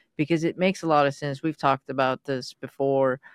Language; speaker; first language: English; non-native, fluent; Persian